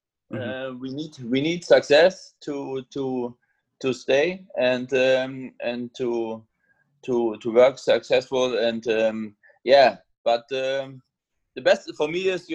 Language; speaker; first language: English; non-native, learner; German